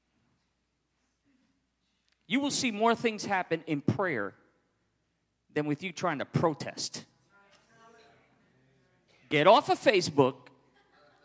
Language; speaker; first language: English; native; English